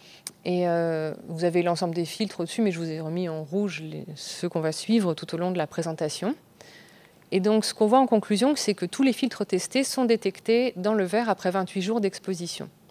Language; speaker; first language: French; native; French